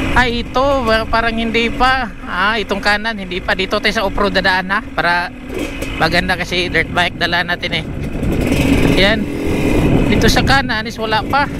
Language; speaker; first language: Filipino; non-native, local second language; Cebuano